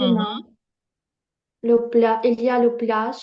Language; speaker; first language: French; non-native, learner; Ukrainian